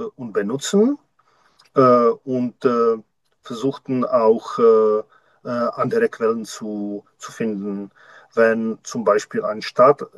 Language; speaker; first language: German; non-native, learner; Czech